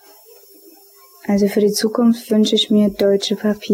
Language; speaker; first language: German; early bilingual, other home language; Albanian